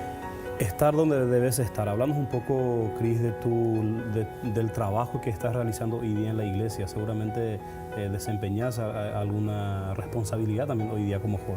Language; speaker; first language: Spanish; native; Spanish